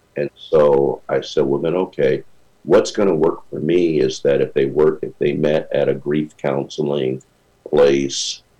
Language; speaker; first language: English; native; English